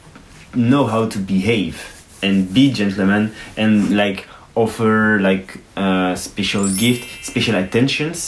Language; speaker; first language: English; non-native, learner; French